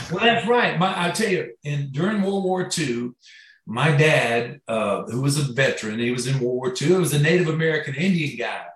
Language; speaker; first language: English; native; English